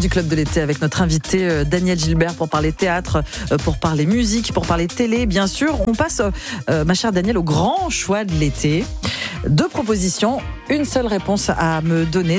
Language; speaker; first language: French; native; French